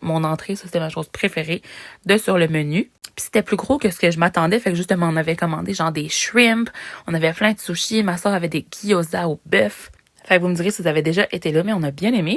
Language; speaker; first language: French; native; French